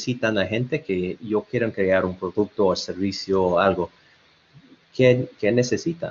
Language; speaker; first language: Spanish; non-native, learner; English